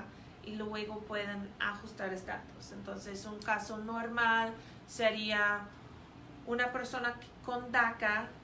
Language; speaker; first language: Spanish; non-native, fluent; English